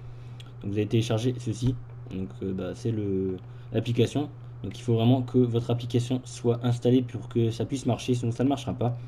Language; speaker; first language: French; native; French